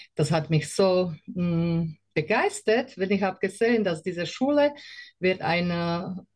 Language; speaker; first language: German; non-native, learner; Slovak